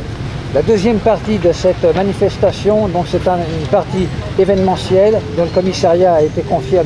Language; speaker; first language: French; native; French